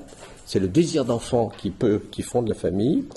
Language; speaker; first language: French; native; French